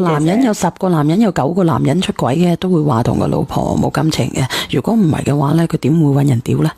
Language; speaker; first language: Cantonese; native; Cantonese